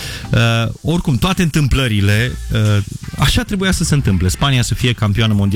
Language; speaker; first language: Romanian; native; Romanian